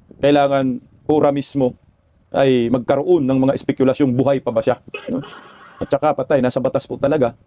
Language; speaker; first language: Filipino; non-native, local second language; Cebuano